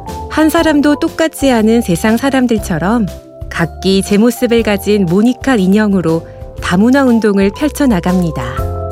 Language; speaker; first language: Korean; native; Korean